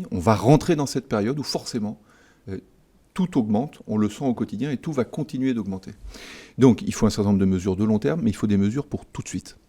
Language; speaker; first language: French; native; French